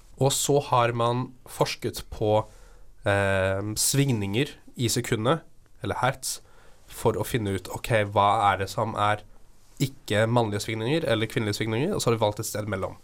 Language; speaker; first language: Norwegian; native; Norwegian